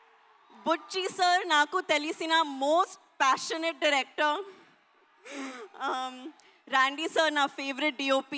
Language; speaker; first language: Telugu; non-native, learner; Hindi